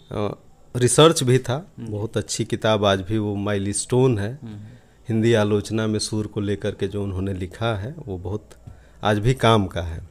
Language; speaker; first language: Hindi; native; Hindi